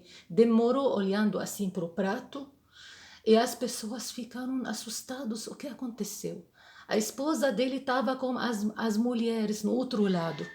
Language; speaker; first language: Portuguese; non-native, fluent; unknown